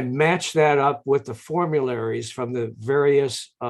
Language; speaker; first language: English; native; English